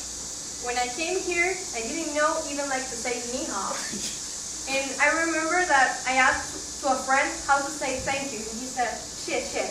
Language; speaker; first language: English; non-native, fluent; Spanish